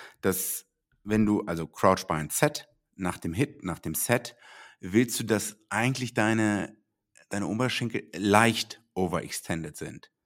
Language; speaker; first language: German; native; German